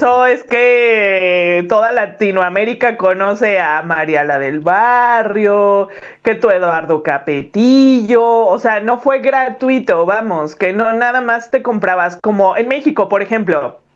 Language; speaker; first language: Spanish; native; Spanish